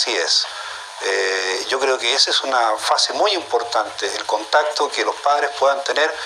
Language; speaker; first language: Spanish; native; Spanish